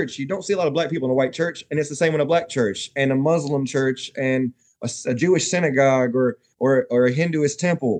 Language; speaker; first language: English; native; English